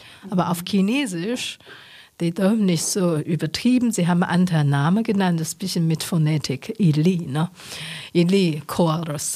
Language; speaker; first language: German; non-native, learner; Chinese